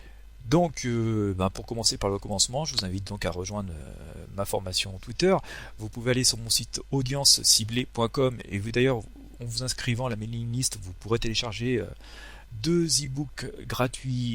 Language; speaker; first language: French; native; French